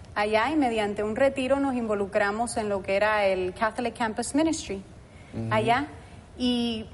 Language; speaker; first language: Spanish; early bilingual, heritage; Spanish